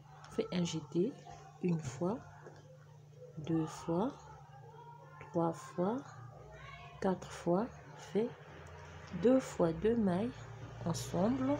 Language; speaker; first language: French; native; French